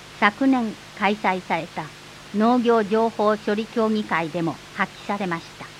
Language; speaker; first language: Japanese; native; Japanese